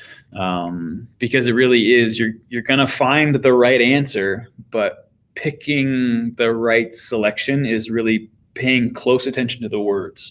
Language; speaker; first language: English; native; English